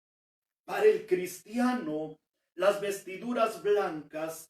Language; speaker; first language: Spanish; native; Spanish